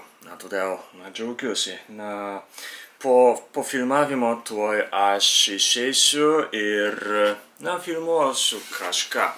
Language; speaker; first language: Lithuanian; non-native, fluent; Japanese